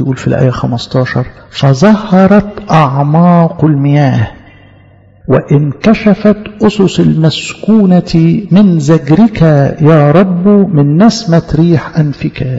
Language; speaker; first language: Arabic; native; Arabic